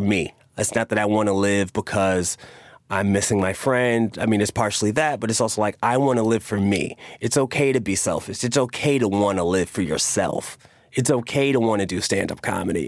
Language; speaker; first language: English; native; English